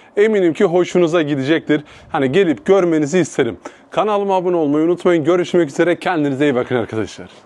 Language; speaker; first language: Turkish; native; Turkish